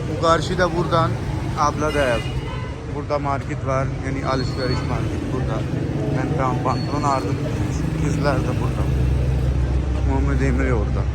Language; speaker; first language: Turkish; non-native, learner; Urdu